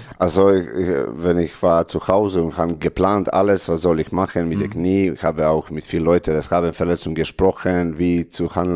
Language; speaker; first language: German; non-native, learner; Serbian